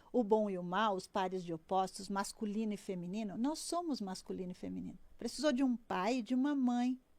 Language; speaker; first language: Portuguese; native; Portuguese